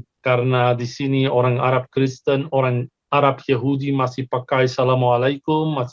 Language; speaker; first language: Indonesian; non-native, fluent; Arabic